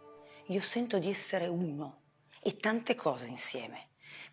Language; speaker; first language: Italian; native; Italian